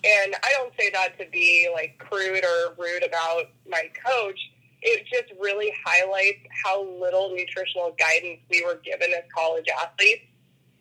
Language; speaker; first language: English; native; English